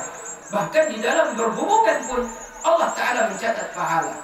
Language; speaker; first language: Indonesian; native; Indonesian